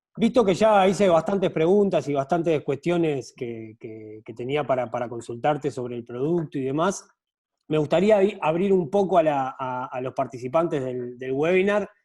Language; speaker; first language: Spanish; native; Spanish